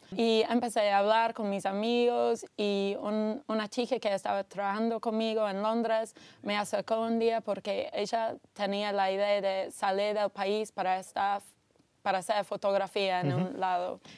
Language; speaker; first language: Spanish; non-native, fluent; English